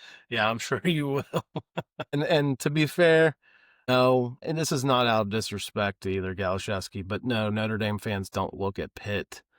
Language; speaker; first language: English; native; English